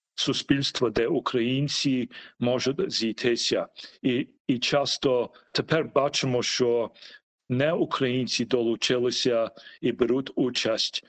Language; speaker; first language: Ukrainian; early bilingual, heritage; Ukrainian